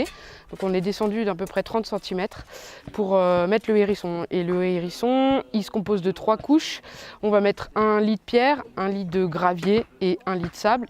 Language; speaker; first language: French; native; French